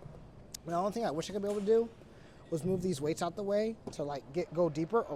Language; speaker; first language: English; native; English